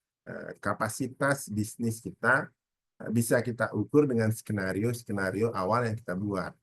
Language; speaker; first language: Indonesian; native; Indonesian